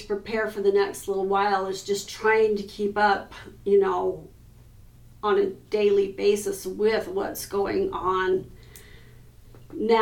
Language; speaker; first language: English; native; English